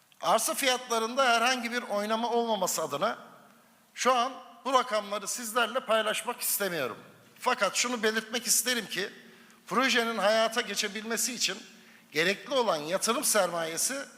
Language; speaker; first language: Turkish; native; Turkish